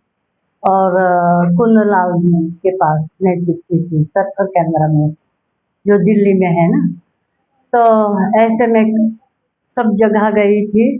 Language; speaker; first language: Hindi; early bilingual, heritage; Hindi